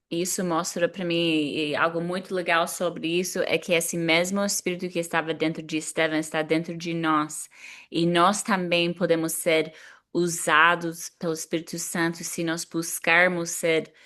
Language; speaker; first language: Portuguese; non-native, fluent; English